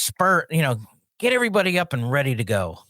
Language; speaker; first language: English; native; English